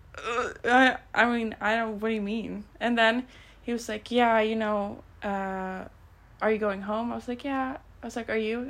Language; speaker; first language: English; non-native, fluent; Swedish